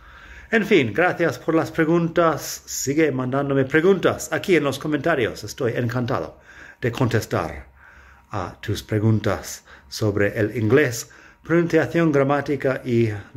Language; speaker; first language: Spanish; non-native, fluent; English